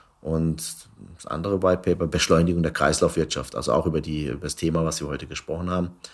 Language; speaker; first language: German; early bilingual, other home language; Turkish